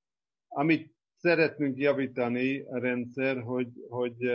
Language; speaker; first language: Hungarian; non-native, fluent; English